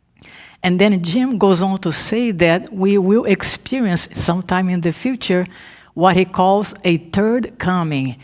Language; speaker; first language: English; non-native, fluent; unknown